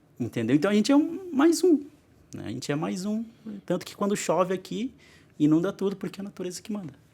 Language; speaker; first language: Portuguese; non-native, local second language; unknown